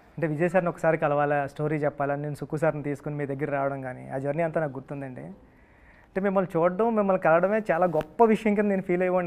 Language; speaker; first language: Telugu; native; Telugu